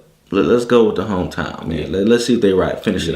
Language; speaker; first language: English; native; English